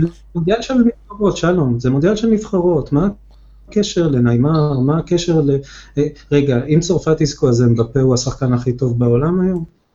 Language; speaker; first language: Hebrew; native; Hebrew